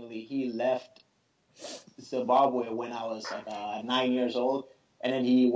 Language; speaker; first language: English; non-native, local second language; Shona